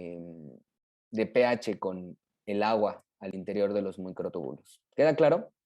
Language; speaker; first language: Spanish; native; Spanish